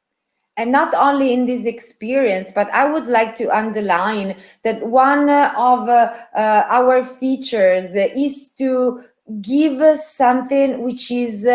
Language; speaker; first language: English; non-native, fluent; Italian